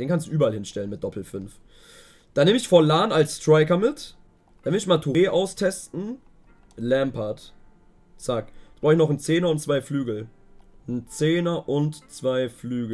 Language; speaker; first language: German; native; German